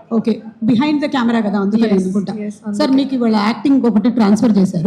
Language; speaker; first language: Telugu; native; Telugu